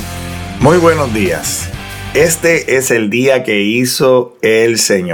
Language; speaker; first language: Spanish; native; Spanish